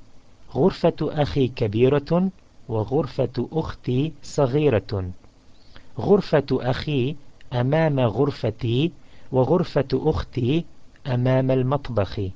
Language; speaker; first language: Arabic; non-native, fluent; English